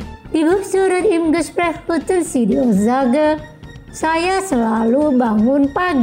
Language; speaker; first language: German; non-native, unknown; Indonesian